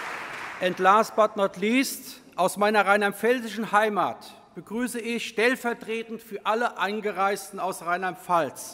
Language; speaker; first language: German; native; German